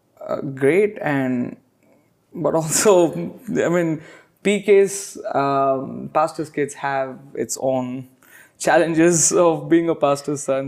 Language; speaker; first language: English; non-native, local second language; Telugu